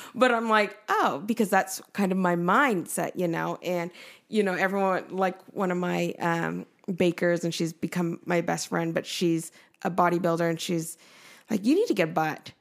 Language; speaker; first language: English; native; English